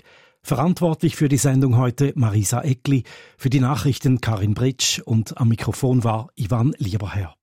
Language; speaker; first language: German; native; German